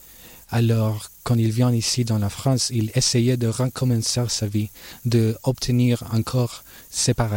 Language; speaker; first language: French; non-native, learner; Spanish